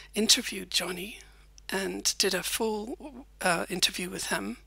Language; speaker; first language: English; native; English